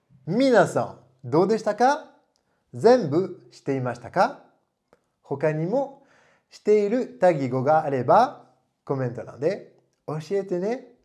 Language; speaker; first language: Japanese; non-native, fluent; French